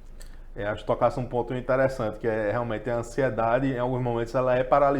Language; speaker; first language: Portuguese; native; Portuguese